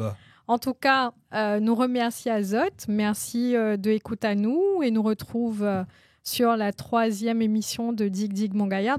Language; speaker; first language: French; native; French